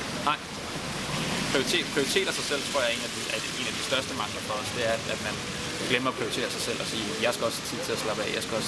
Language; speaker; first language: Danish; native; Danish